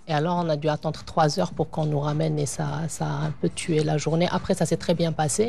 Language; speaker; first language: French; native; French